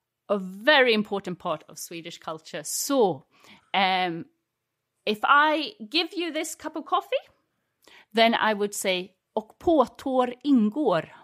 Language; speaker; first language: English; non-native, fluent; Swedish